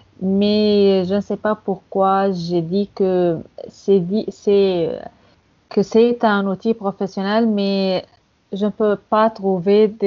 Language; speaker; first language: French; non-native, fluent; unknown